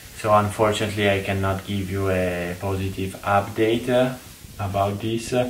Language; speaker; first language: English; non-native, fluent; Italian